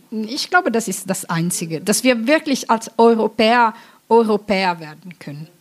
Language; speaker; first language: German; non-native, fluent; Italian